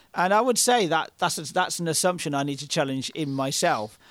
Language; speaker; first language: English; native; English